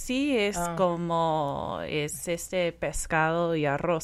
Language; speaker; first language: Spanish; non-native, fluent; English